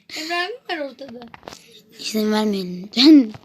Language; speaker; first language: Turkish; native; Turkish